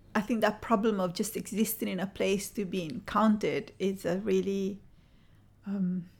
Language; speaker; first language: English; early bilingual, other home language; Spanish